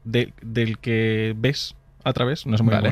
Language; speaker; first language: Spanish; native; Spanish